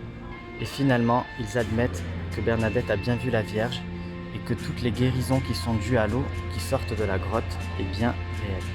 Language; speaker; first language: French; native; French